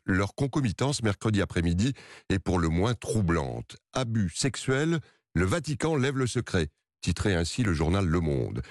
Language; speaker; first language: French; native; French